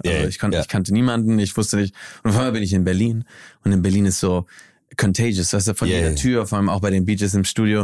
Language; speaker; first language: German; early bilingual, heritage; German